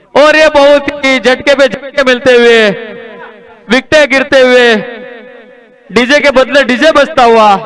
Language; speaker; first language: Hindi; non-native, local second language; Marathi